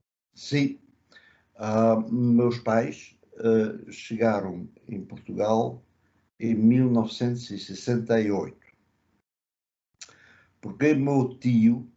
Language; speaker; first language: Portuguese; early bilingual, other home language; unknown